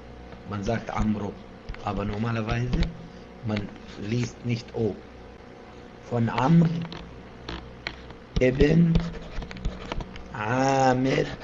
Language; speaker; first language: German; non-native, fluent; Arabic